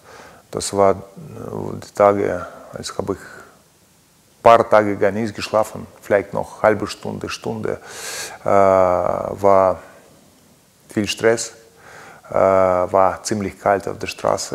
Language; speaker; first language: German; non-native, learner; Russian